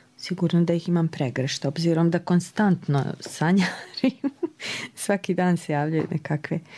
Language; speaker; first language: Serbian; native; Serbian